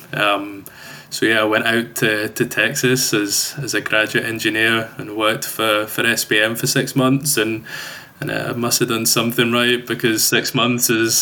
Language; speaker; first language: English; native; English